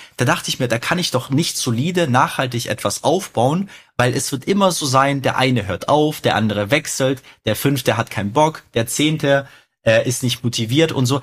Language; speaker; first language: German; early bilingual, other home language; Russian